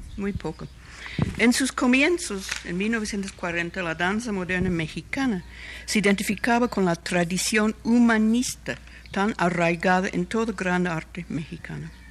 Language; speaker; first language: Spanish; non-native, fluent; English